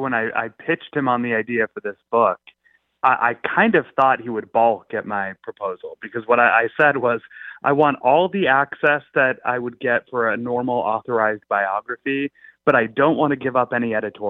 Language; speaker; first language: English; native; English